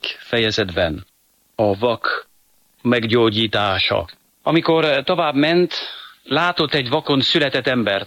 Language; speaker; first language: Hungarian; non-native, fluent; French